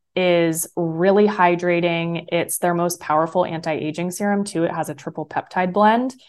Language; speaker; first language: English; native; English